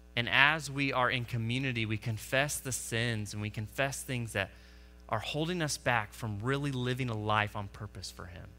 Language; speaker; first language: English; native; English